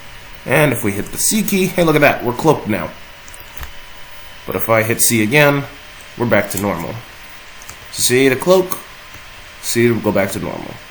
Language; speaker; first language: English; native; English